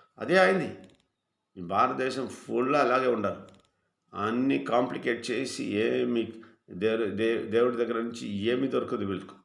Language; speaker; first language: Telugu; non-native, fluent; Malayalam